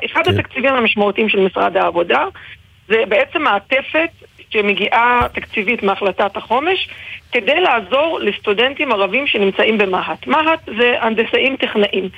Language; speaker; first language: Hebrew; non-native, local second language; Arabic